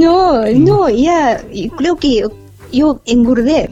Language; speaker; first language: Spanish; non-native, fluent; Japanese